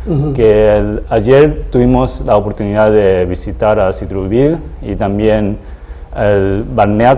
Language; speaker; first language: Spanish; non-native, fluent; Chinese